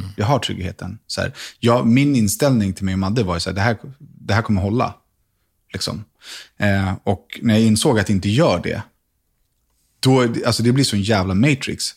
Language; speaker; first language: Swedish; native; Swedish